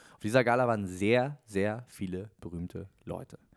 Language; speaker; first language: German; native; German